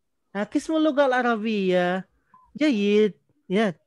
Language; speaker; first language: Arabic; non-native, fluent; Indonesian